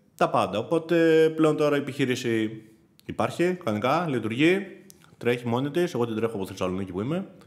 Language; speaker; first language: Greek; native; Greek